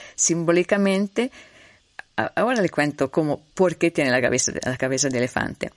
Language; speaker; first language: Spanish; non-native, fluent; Italian